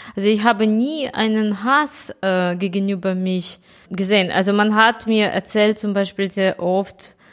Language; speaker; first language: German; non-native, fluent; Russian